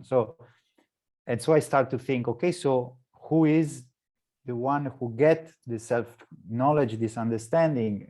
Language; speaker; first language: English; non-native, learner; Italian